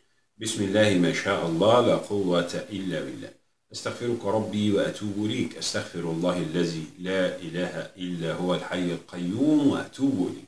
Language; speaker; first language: Arabic; native; Arabic